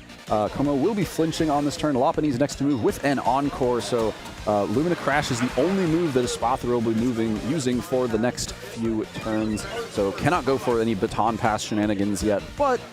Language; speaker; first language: English; native; English